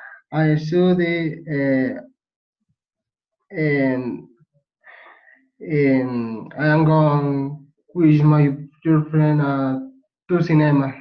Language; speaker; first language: English; non-native, learner; Spanish